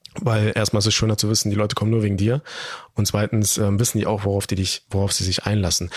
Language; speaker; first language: German; early bilingual, other home language; Turkish